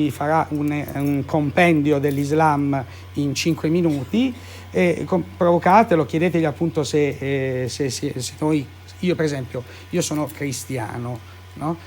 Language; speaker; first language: Italian; native; Italian